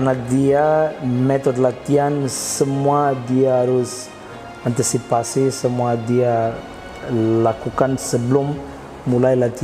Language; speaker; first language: Indonesian; non-native, fluent; Portuguese